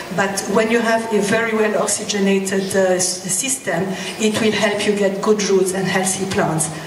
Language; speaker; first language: English; non-native, fluent; French